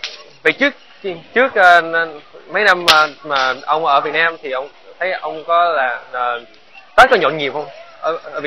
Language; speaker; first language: Vietnamese; early bilingual, heritage; Vietnamese